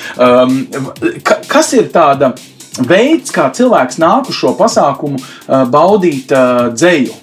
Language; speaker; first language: Latvian; native; Latvian